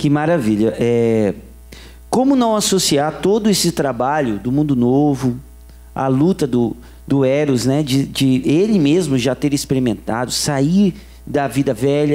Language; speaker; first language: Portuguese; native; Portuguese